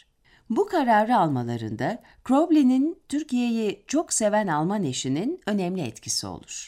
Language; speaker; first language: Turkish; native; Turkish